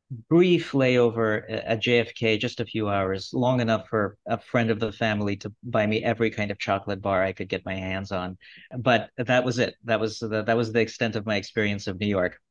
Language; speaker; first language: English; early bilingual, other home language; Russian